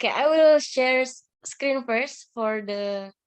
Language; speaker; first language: English; non-native, learner; Indonesian